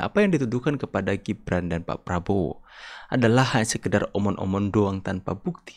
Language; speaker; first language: Indonesian; native; Indonesian